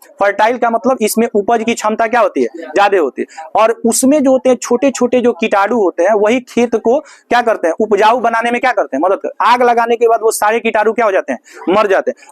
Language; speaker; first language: Hindi; native; Hindi